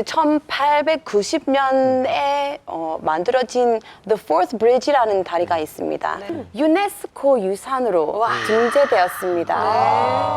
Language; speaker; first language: Korean; non-native, fluent; English